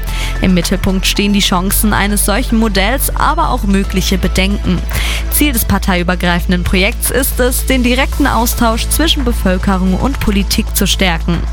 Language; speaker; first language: German; native; German